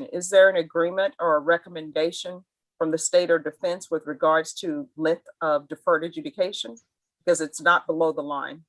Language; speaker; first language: English; native; English